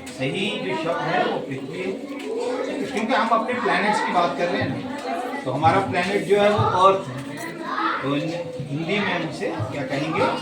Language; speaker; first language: Hindi; non-native, local second language; Dogri